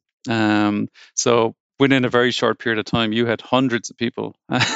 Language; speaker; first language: English; native; English